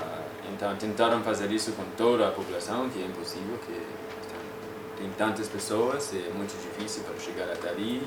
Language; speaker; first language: Portuguese; non-native, fluent; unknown